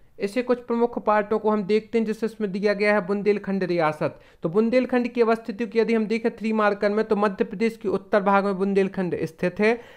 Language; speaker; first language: Hindi; native; Hindi